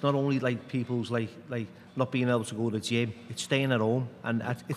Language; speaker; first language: English; native; English